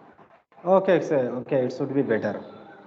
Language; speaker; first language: English; non-native, fluent; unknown